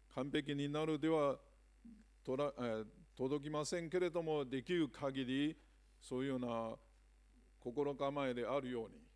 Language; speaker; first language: Japanese; non-native, fluent; Chinese